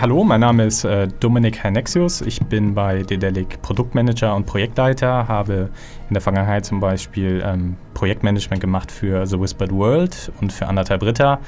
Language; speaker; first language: German; native; German